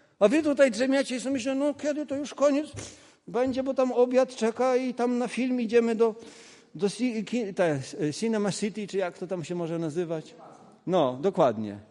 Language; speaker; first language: Polish; non-native, local second language; Kashubian